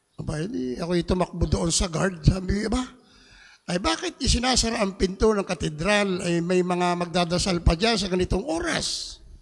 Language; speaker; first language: Filipino; native; Filipino